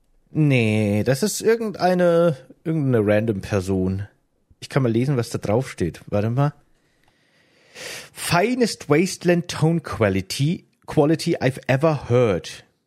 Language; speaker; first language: German; native; German